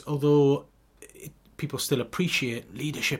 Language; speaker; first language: English; native; English